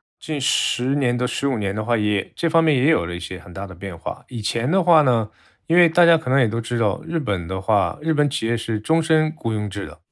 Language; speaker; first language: Chinese; non-native, fluent; Japanese